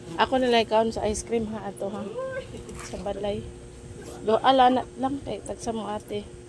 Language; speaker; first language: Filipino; non-native, local second language; Cebuano